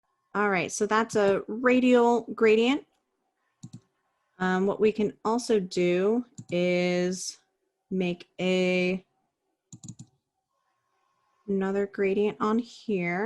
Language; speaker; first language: English; native; English